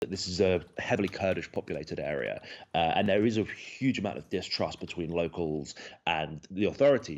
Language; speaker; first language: English; native; English